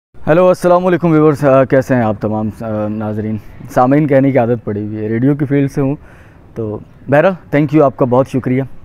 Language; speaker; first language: Urdu; non-native, local second language; Punjabi